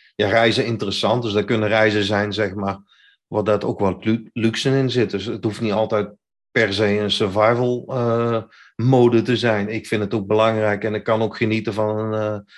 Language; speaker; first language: Dutch; native; Dutch